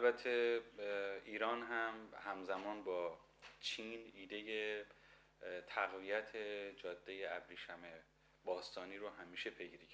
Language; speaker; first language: Persian; native; Persian